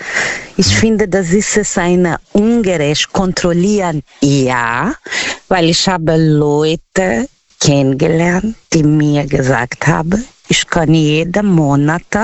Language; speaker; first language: German; non-native, learner; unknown